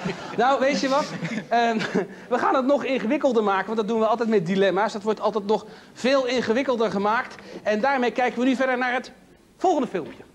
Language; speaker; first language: Dutch; native; Dutch